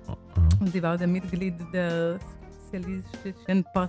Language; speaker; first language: German; non-native, fluent; Hebrew